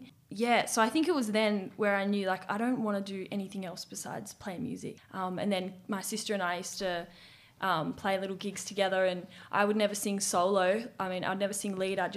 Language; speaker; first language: English; native; English